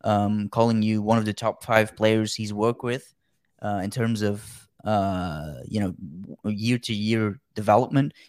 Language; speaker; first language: English; non-native, fluent; Dutch